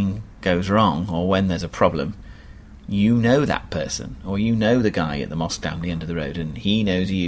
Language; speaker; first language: English; native; English